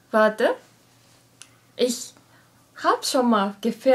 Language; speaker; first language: German; non-native, learner; Japanese